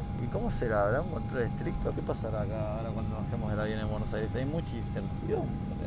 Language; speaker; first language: Spanish; native; Spanish